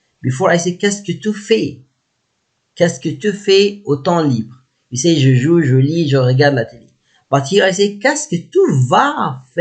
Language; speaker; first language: French; non-native, learner; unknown